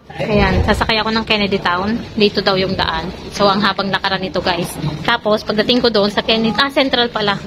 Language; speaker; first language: Filipino; native; Filipino